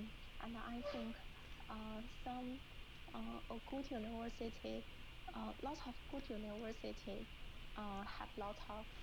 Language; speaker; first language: English; non-native, learner; Chinese